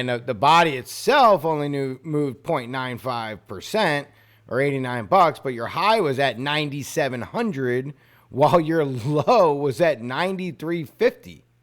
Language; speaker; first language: English; native; English